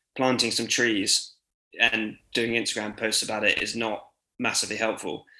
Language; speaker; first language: English; native; English